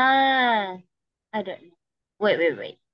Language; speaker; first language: English; non-native, fluent; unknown